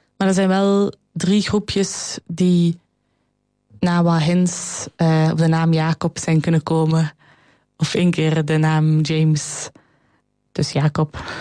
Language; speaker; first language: Dutch; native; Dutch